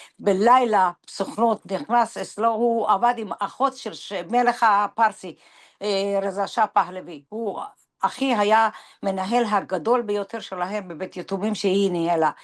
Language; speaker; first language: Hebrew; non-native, fluent; Persian